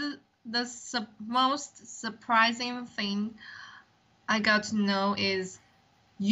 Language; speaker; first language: English; non-native, learner; Chinese